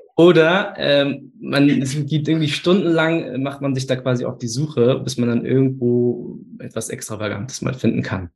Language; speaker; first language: German; early bilingual, other home language; Turkish